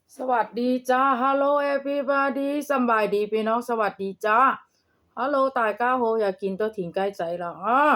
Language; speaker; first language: Thai; non-native, local second language; Lao